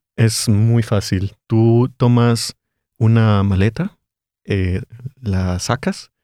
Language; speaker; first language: Spanish; native; Spanish